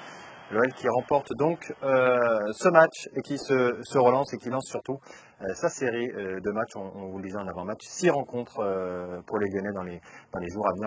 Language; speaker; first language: French; native; French